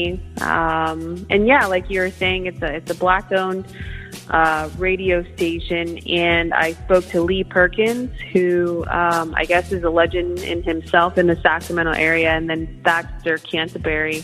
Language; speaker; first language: English; native; English